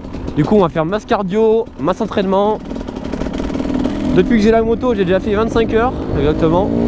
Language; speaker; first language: French; native; French